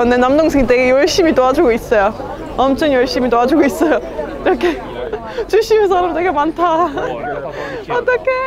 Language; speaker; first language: Korean; non-native, fluent; Estonian